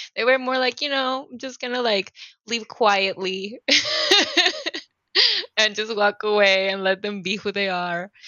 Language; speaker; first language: English; non-native, fluent; Spanish